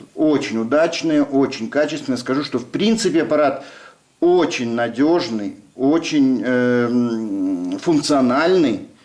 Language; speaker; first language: Russian; native; Russian